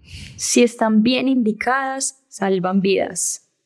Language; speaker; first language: Spanish; native; Spanish